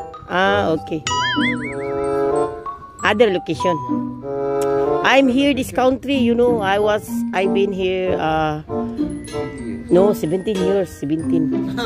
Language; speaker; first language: English; non-native, local second language; Filipino